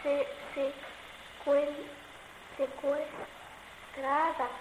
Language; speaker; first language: Spanish; non-native, learner; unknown